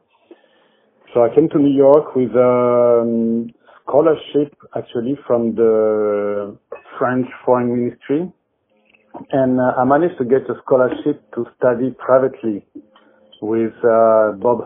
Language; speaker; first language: English; non-native, fluent; French